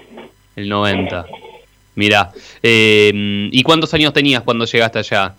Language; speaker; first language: Spanish; native; Spanish